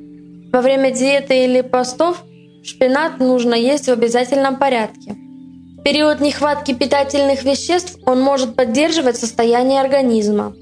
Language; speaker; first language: Russian; native; Russian